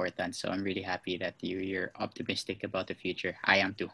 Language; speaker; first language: English; non-native, local second language; Cebuano